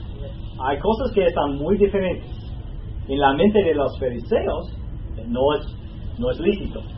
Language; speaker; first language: Spanish; non-native, fluent; English